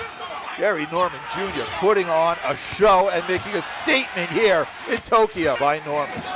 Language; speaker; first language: English; native; English